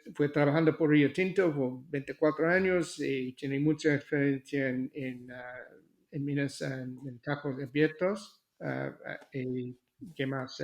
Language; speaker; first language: Spanish; non-native, fluent; English